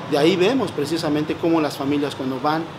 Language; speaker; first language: Spanish; native; Spanish